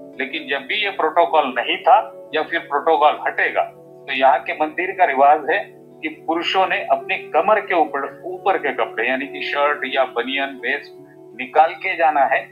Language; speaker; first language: Hindi; non-native, local second language; Marathi